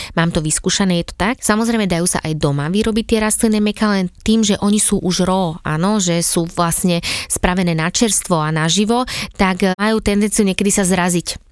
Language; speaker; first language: Slovak; native; Slovak